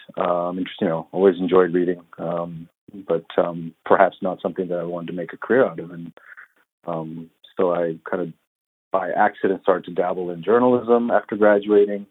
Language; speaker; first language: English; native; English